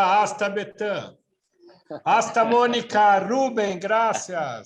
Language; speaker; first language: Spanish; non-native, fluent; Portuguese